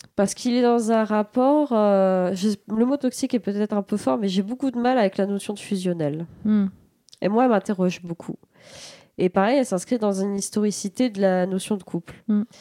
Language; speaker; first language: French; native; French